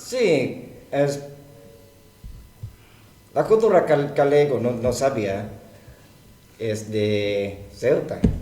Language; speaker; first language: Spanish; non-native, learner; Thai